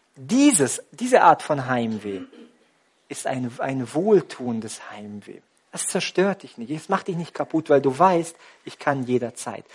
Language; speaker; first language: German; native; German